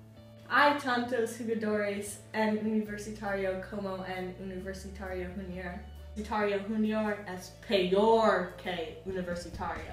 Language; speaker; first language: Spanish; non-native, learner; English